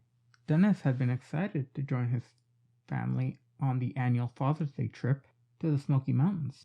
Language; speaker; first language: English; native; English